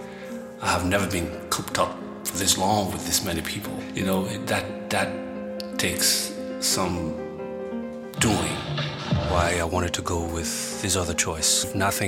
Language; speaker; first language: English; non-native, local second language; Bini